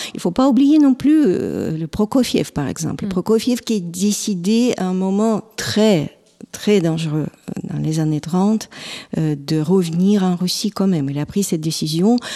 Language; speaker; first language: French; non-native, fluent; Russian